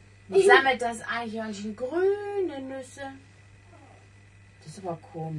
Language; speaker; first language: German; native; German